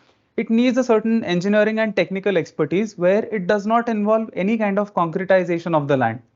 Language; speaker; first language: English; non-native, local second language; Marathi